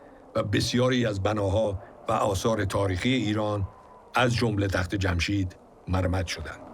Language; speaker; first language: Persian; native; Persian